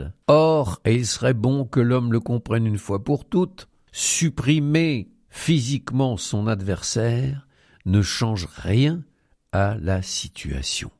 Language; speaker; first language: French; native; French